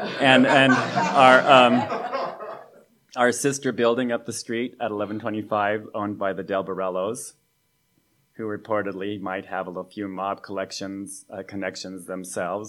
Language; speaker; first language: English; native; English